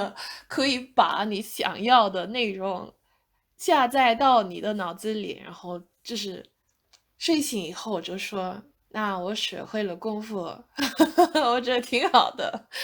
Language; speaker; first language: Chinese; non-native, fluent; English